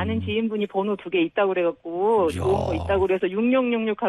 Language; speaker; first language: Korean; native; Korean